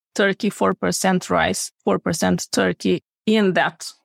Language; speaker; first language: English; non-native, fluent; Romanian